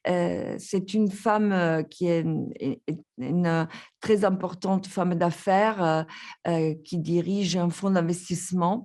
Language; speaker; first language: French; non-native, fluent; Italian